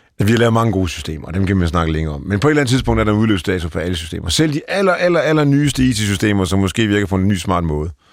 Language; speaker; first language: Danish; early bilingual, other home language; Polish